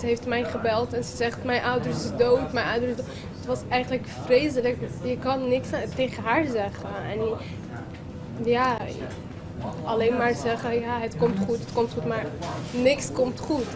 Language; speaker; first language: Dutch; non-native, local second language; Papiamento